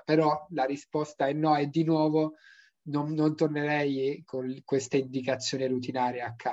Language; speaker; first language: Italian; native; Italian